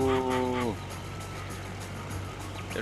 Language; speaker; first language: German; native; German